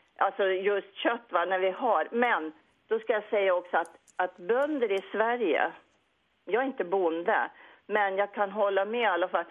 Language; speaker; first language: Swedish; native; Swedish